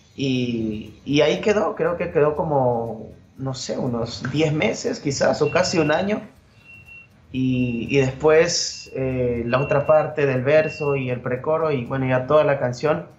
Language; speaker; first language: Spanish; native; Spanish